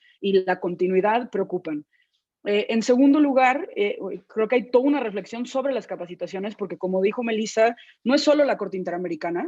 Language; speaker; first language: Spanish; native; Spanish